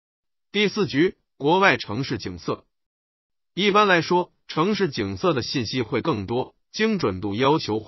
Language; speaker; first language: Chinese; native; Chinese